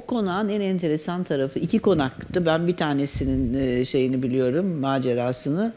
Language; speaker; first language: Turkish; native; Turkish